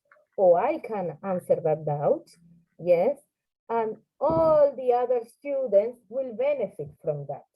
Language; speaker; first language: English; non-native, fluent; Spanish